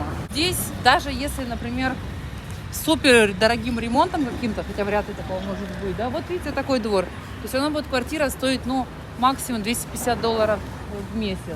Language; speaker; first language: Russian; native; Russian